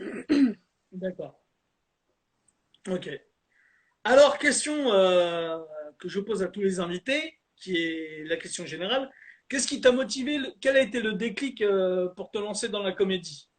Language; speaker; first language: French; native; French